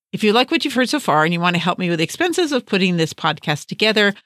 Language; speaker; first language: English; native; English